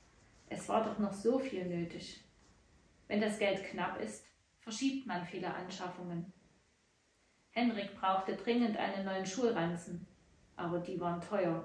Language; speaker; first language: German; native; German